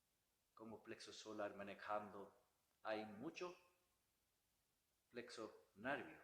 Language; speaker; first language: Spanish; non-native, learner; Bangla